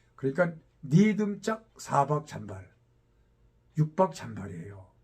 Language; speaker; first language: Korean; native; Korean